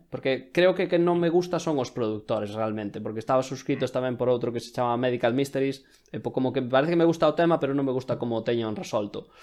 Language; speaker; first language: Galician; non-native, local second language; Spanish